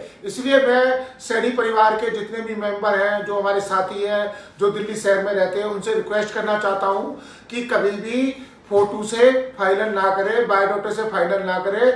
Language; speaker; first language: Hindi; native; Hindi